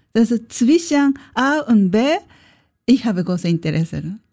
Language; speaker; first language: German; non-native, learner; Japanese